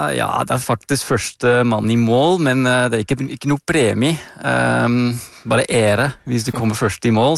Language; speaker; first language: Norwegian; non-native, fluent; Dutch